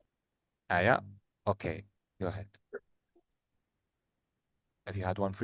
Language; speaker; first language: English; non-native, fluent; Arabic